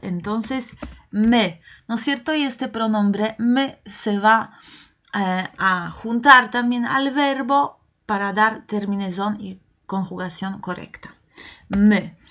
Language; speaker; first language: Spanish; non-native, fluent; Polish